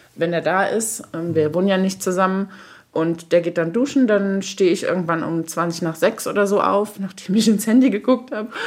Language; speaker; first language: German; native; German